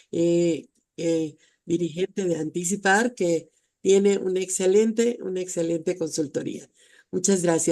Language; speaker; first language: Spanish; native; Spanish